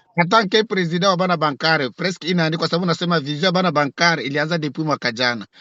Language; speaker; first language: Swahili; native; Swahili